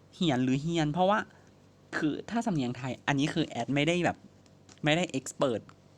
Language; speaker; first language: Thai; native; Thai